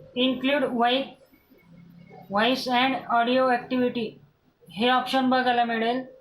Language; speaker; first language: Marathi; non-native, local second language; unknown